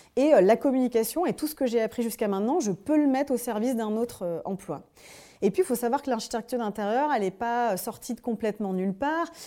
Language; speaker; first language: French; native; French